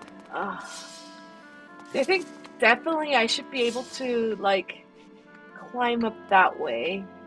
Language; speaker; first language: English; non-native, fluent; Korean